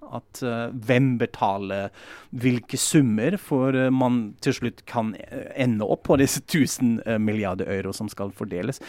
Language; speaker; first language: Norwegian; non-native, fluent; German